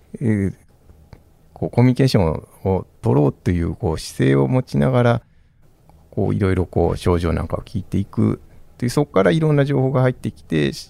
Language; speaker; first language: Japanese; native; Japanese